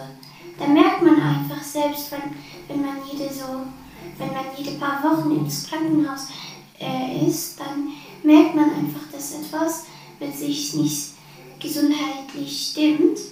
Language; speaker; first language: German; early bilingual, other home language; Arabic